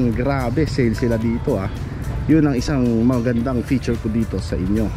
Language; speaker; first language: Filipino; native; Filipino